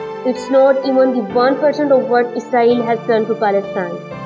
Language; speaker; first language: English; non-native, local second language; Urdu